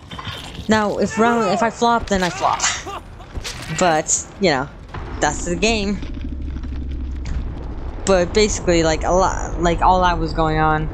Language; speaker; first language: English; native; English